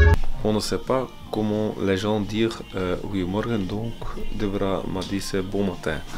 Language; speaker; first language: French; non-native, learner; Dutch